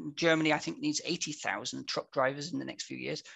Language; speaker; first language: English; native; English